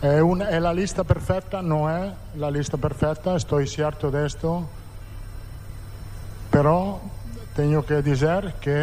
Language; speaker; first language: Portuguese; non-native, fluent; Italian